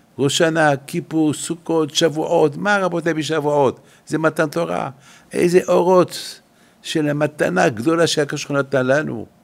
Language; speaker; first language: Hebrew; non-native, fluent; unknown